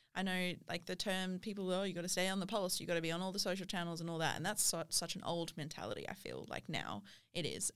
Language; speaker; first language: English; native; English